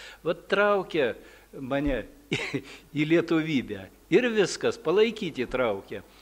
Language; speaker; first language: Lithuanian; early bilingual, heritage; Lithuanian